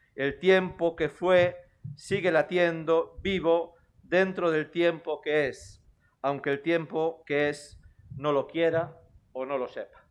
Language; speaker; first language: Spanish; non-native, local second language; Galician